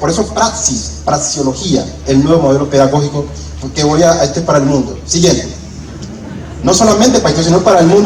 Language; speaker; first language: Spanish; native; Spanish